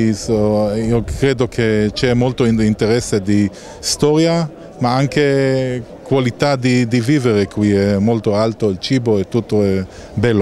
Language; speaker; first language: Italian; non-native, learner; Hebrew